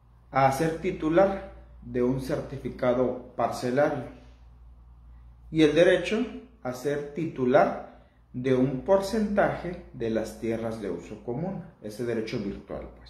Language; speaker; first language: Spanish; native; Spanish